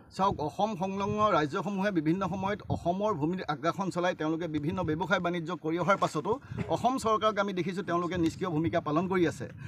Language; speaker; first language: Assamese; native; Assamese